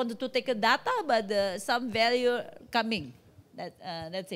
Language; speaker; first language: English; non-native, local second language; Indonesian